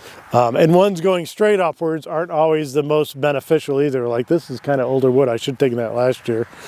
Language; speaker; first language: English; native; English